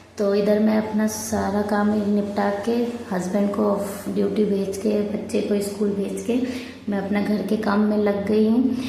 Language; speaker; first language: Hindi; non-native, local second language; Bangla